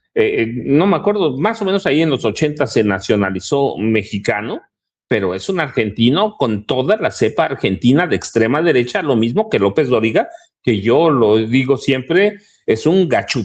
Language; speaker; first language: Spanish; native; Spanish